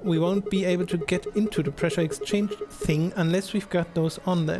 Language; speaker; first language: English; non-native, fluent; German